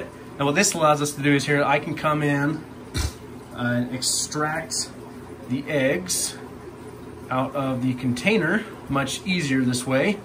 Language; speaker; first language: English; native; English